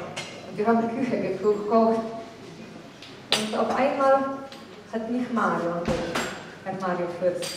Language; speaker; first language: German; non-native, fluent; Slovenian